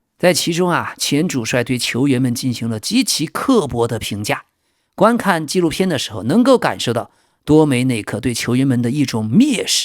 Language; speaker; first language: Chinese; native; Chinese